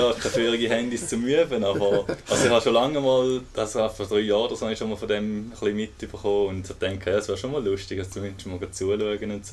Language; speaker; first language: German; native; German